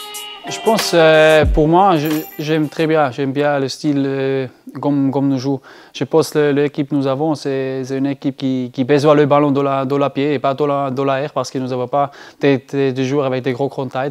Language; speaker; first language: French; non-native, learner; German